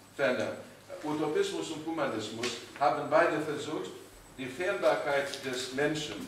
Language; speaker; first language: German; non-native, learner; Romanian